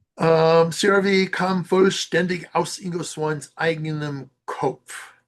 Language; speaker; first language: German; non-native, learner; English